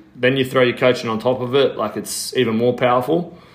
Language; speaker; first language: English; native; English